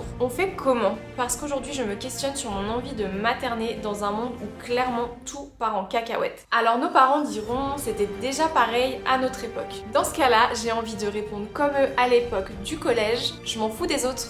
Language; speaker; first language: French; native; French